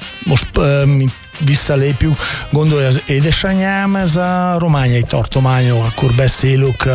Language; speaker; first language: Hungarian; non-native, fluent; Italian